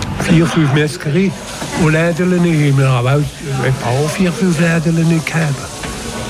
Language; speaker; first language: German; non-native, local second language; French